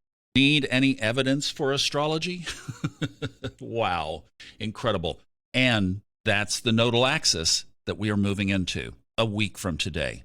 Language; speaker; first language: English; native; English